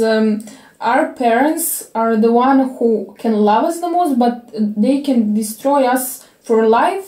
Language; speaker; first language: English; non-native, fluent; Serbian